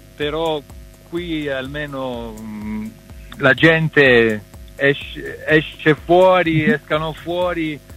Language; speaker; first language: Italian; non-native, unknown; Russian